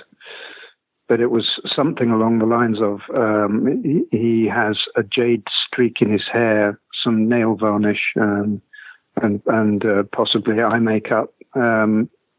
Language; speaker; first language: English; native; English